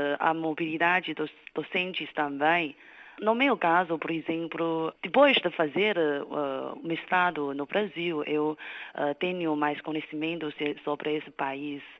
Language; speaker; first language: Portuguese; non-native, fluent; Chinese